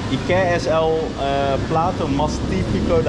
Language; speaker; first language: Spanish; non-native, learner; Dutch